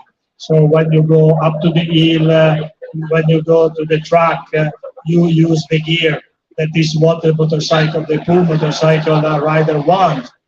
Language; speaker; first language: English; non-native, fluent; Italian